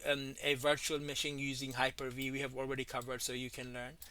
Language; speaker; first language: English; non-native, fluent; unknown